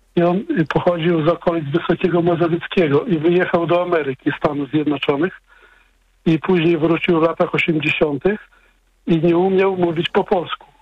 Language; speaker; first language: Polish; native; Polish